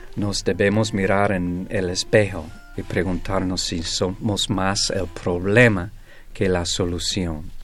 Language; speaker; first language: Spanish; non-native, fluent; English